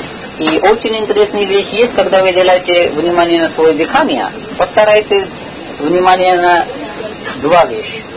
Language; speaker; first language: Russian; non-native, learner; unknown